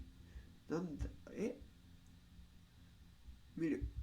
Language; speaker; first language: Japanese; non-native, learner; Spanish